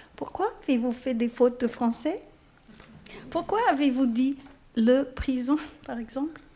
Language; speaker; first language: French; non-native, fluent; English